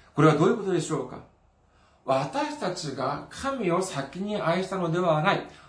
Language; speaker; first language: Japanese; non-native, fluent; Korean